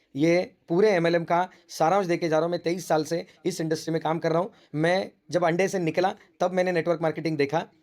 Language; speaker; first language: Hindi; non-native, local second language; Marathi